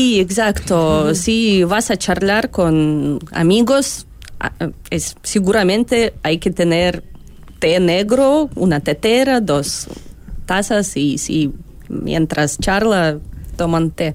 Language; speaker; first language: Spanish; non-native, learner; Russian